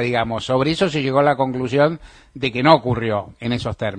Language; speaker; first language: Spanish; native; Spanish